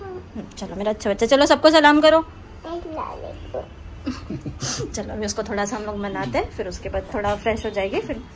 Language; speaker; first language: Hindi; native; Hindi